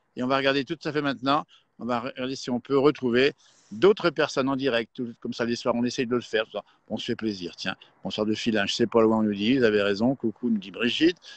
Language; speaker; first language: French; native; French